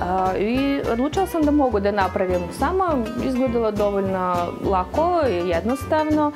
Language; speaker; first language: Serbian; non-native, fluent; Russian